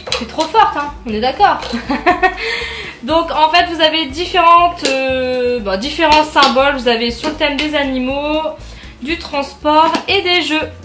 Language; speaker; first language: French; native; French